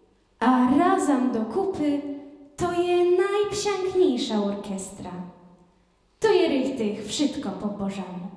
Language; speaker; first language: Polish; native; Polish